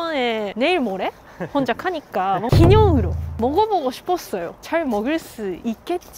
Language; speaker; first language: Korean; non-native, fluent; Japanese